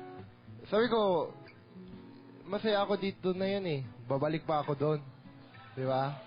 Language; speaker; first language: Filipino; non-native, learner; Korean